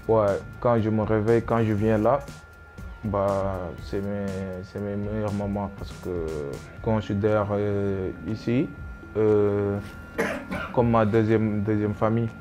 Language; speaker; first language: French; non-native, local second language; Wolof